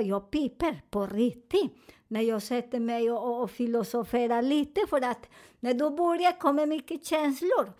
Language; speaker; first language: Swedish; non-native, learner; Spanish